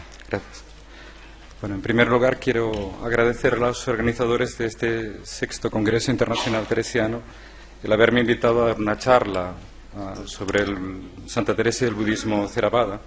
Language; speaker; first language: Spanish; native; Spanish